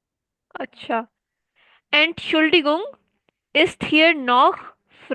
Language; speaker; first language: German; non-native, learner; Hindi